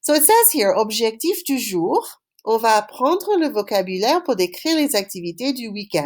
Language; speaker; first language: French; non-native, fluent; English